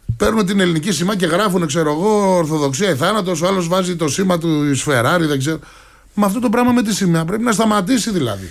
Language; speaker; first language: Greek; native; Greek